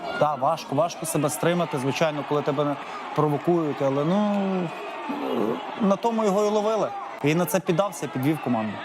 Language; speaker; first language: Ukrainian; native; Ukrainian